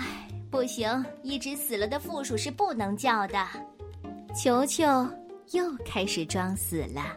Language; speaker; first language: Chinese; native; Chinese